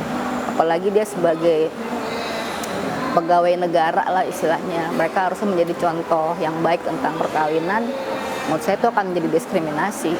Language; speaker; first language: Indonesian; native; Indonesian